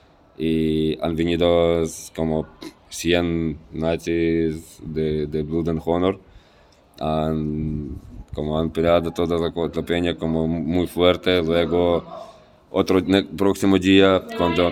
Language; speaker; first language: Spanish; non-native, fluent; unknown